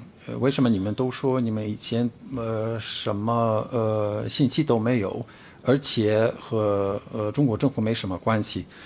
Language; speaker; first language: Chinese; non-native, fluent; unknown